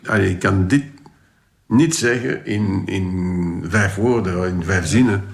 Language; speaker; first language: Dutch; non-native, local second language; French